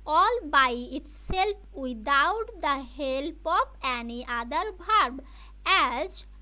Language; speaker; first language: English; non-native, local second language; Bangla